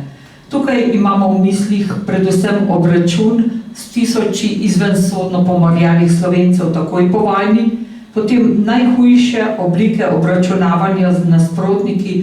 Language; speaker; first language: Slovenian; native; Slovenian